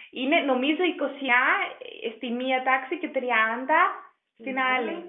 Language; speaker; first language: Greek; non-native, fluent; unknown